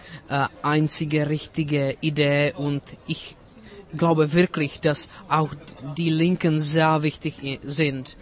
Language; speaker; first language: German; non-native, fluent; Czech